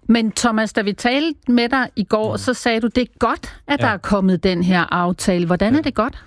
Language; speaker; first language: Danish; native; Danish